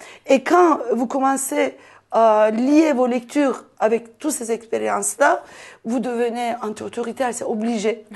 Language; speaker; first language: French; non-native, fluent; Turkish